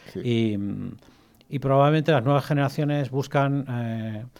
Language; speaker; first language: Spanish; native; Spanish